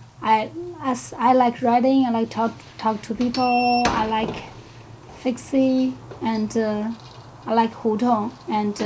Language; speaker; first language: English; non-native, learner; Chinese